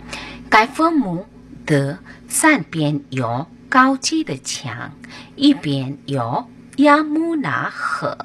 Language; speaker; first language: Chinese; non-native, fluent; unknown